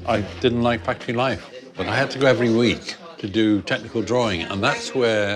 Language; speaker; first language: English; native; English